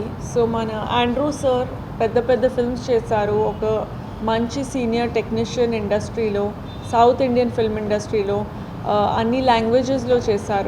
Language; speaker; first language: Telugu; non-native, fluent; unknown